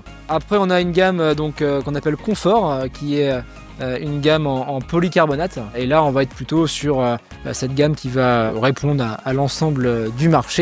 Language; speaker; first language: French; native; French